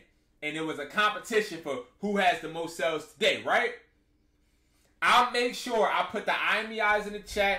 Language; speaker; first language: English; native; English